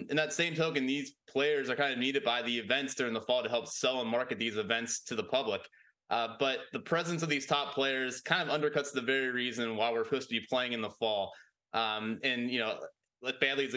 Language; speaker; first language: English; native; English